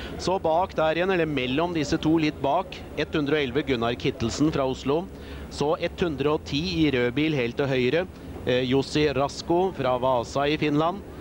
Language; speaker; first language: Norwegian; native; Norwegian